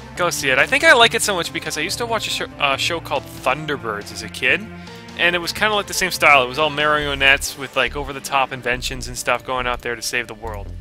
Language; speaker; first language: English; native; English